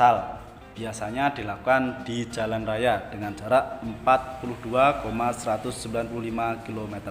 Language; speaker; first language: Indonesian; native; Indonesian